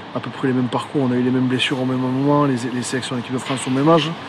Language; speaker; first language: French; native; French